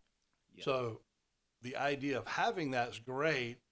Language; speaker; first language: English; native; English